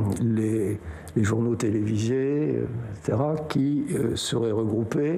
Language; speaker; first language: French; native; French